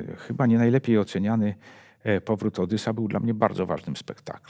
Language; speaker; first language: Polish; native; Polish